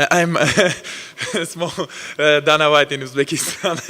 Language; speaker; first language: English; non-native, learner; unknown